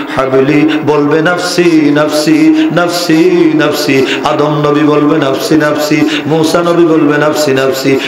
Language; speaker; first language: Bangla; native; Bangla